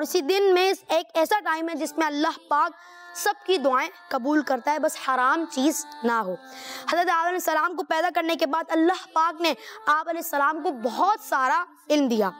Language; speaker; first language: Urdu; native; Urdu